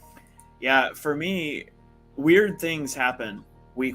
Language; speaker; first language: English; native; English